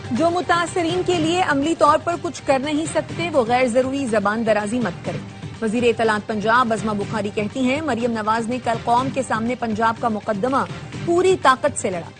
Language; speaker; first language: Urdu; native; Urdu